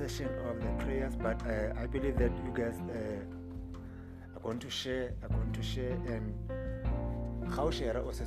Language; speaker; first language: English; non-native, local second language; Tswana